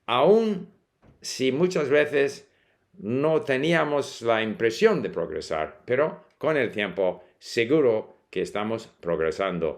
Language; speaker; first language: Spanish; non-native, fluent; English